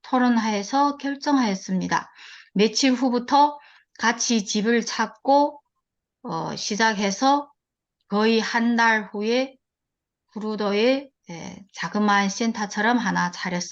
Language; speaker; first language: Korean; early bilingual, heritage; Korean